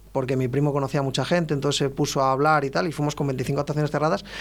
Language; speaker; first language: Spanish; native; Spanish